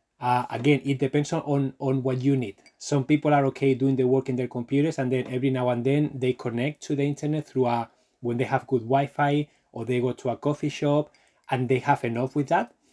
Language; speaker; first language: English; non-native, fluent; Spanish